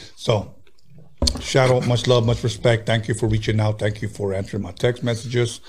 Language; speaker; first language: English; early bilingual, other home language; Spanish